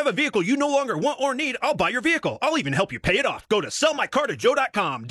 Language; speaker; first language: English; native; English